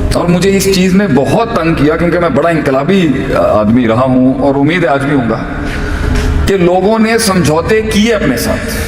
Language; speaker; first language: Urdu; non-native, local second language; Punjabi